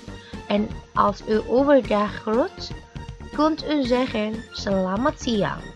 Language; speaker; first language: Dutch; non-native, fluent; Indonesian